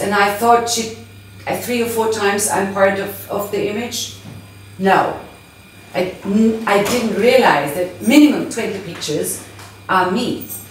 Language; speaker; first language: English; non-native, fluent; German